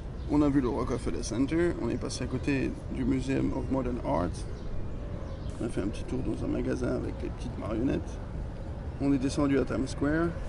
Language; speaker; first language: French; native; French